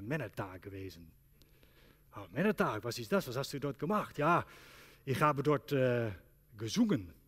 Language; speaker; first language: German; non-native, learner; Dutch